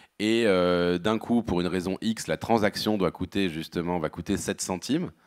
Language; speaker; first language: French; native; French